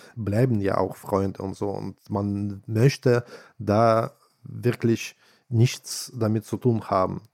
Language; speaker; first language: German; non-native, fluent; Russian